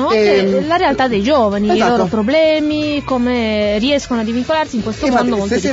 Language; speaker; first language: Italian; native; Italian